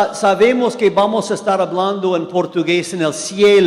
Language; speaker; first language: Spanish; non-native, fluent; English